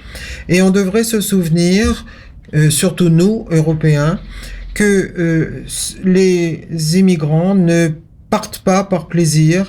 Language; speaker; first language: French; native; French